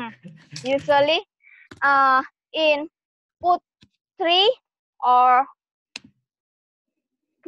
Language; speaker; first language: English; non-native, learner; Indonesian